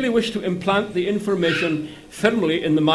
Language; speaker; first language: English; native; English